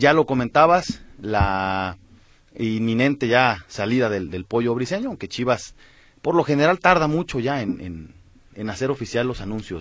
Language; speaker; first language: Spanish; native; Spanish